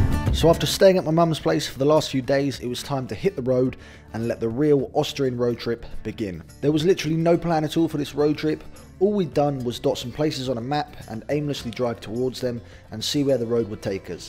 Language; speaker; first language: English; native; English